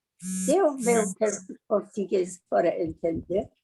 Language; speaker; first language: Portuguese; non-native, learner; Persian